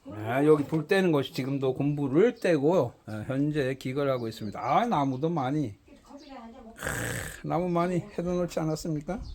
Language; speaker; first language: Korean; native; Korean